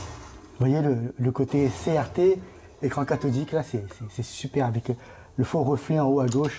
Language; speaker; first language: French; native; French